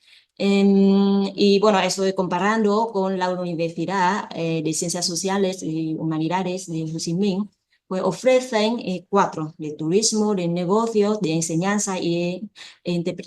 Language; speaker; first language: Spanish; non-native, fluent; Vietnamese